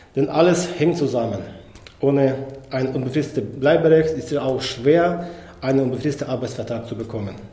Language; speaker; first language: German; non-native, fluent; Ukrainian